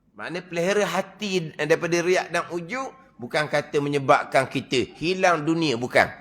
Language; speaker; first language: Malay; native; Malay